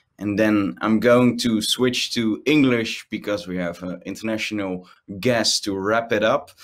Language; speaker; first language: English; non-native, fluent; Dutch